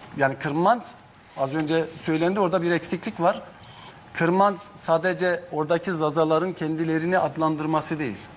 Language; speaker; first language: Turkish; non-native, local second language; Zaza